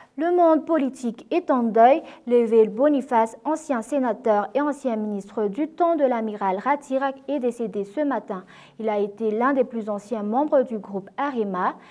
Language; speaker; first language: French; non-native, local second language; Malagasy